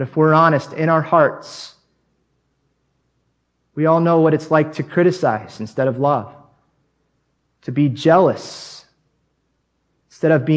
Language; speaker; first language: English; native; English